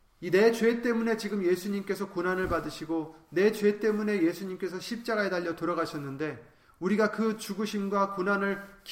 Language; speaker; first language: Korean; native; Korean